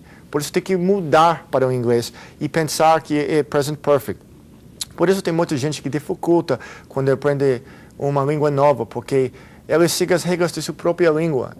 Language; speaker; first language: Portuguese; non-native, fluent; Spanish